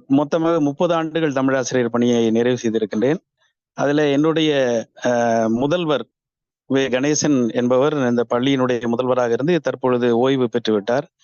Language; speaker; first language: Tamil; native; Tamil